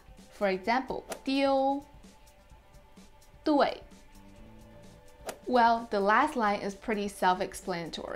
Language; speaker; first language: English; non-native, fluent; Chinese